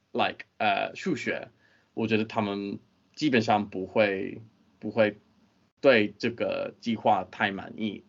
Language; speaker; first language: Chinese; non-native, fluent; English